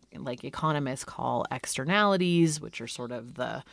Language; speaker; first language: English; native; English